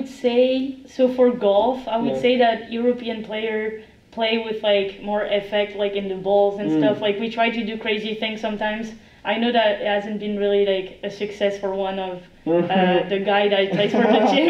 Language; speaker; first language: English; non-native, fluent; French